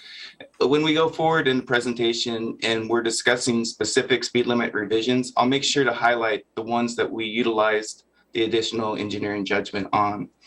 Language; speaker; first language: English; native; English